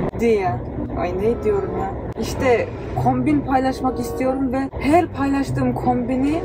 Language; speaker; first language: Turkish; non-native, fluent; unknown